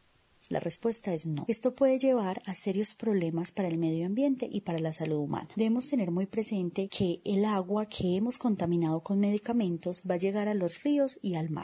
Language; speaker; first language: Spanish; native; Spanish